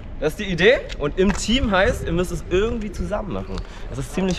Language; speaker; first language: German; native; German